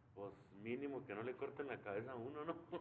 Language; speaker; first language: Spanish; native; Spanish